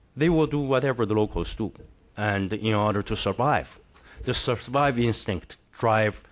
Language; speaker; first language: English; non-native, fluent; Chinese